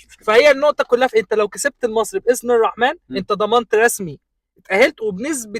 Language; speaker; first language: Arabic; native; Arabic